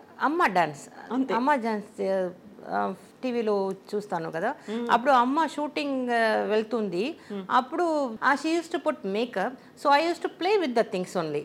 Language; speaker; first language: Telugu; non-native, local second language; Tamil